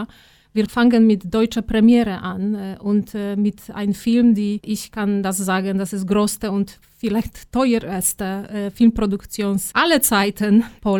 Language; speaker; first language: German; non-native, fluent; Polish